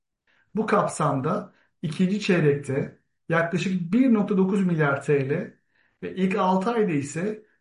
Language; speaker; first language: Turkish; native; Turkish